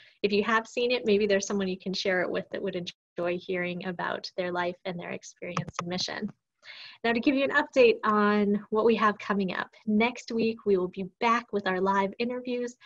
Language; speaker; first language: English; native; English